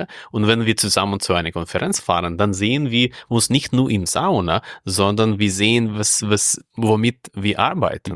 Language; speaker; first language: German; non-native, fluent; Russian